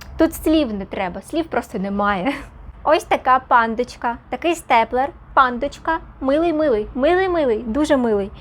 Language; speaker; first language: Ukrainian; non-native, local second language; Russian